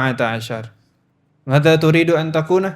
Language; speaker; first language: Arabic; non-native, learner; Indonesian